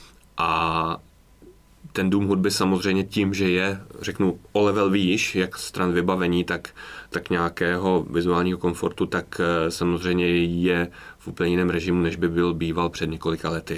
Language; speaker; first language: Czech; native; Czech